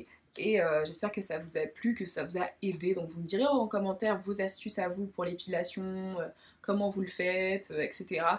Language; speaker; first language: French; native; French